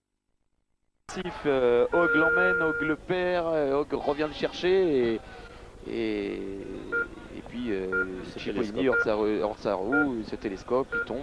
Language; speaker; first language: French; native; French